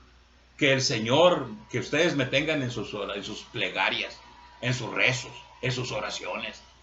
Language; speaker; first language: Spanish; native; Spanish